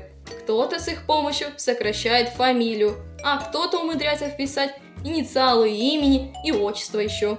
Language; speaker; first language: Russian; native; Russian